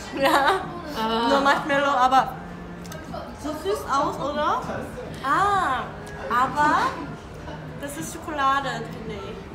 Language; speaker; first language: German; non-native, learner; Korean